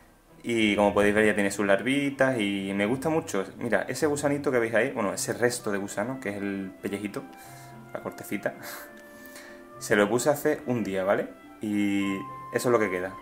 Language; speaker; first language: Spanish; native; Spanish